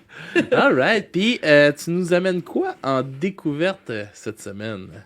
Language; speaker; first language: French; native; French